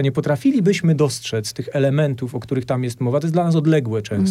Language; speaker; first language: Polish; native; Polish